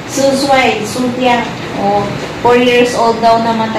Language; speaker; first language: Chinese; non-native, learner; Filipino